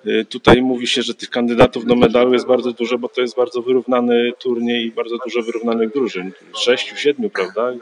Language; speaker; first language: Polish; native; Polish